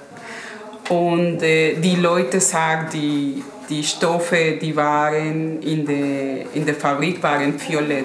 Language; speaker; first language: German; non-native, learner; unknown